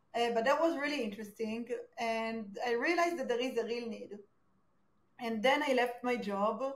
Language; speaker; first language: English; non-native, fluent; Hebrew